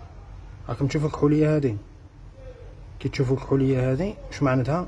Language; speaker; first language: Arabic; native; Arabic